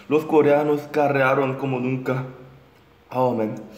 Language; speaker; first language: Spanish; non-native, learner; Korean